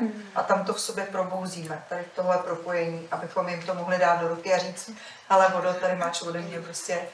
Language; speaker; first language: Czech; native; Czech